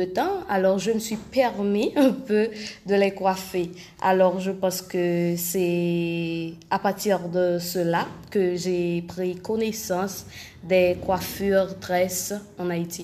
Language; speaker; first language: French; non-native, local second language; Haitian Creole